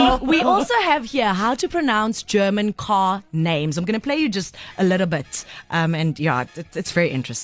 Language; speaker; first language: English; native; English